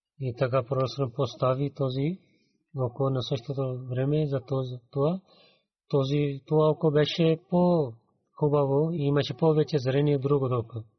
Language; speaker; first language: Bulgarian; non-native, learner; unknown